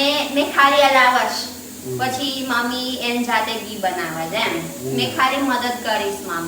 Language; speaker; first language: Gujarati; non-native, learner; Filipino